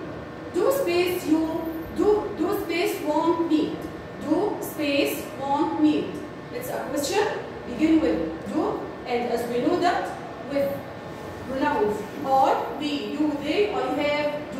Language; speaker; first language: English; non-native, learner; Arabic